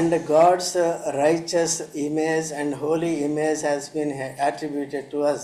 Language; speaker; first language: English; non-native, local second language; Telugu